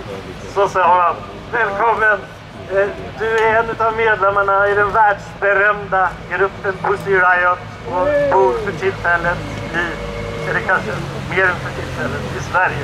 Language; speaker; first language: Swedish; native; Swedish